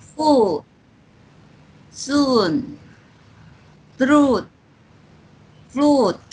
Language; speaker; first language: English; non-native, learner; Vietnamese